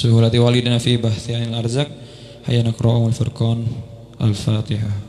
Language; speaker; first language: Arabic; non-native, fluent; Indonesian